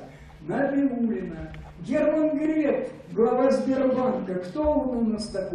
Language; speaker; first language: Russian; native; Russian